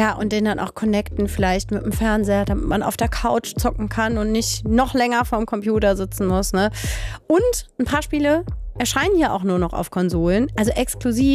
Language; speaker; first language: German; native; German